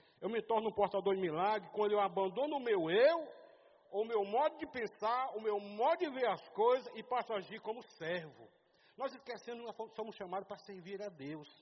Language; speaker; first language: Portuguese; native; Portuguese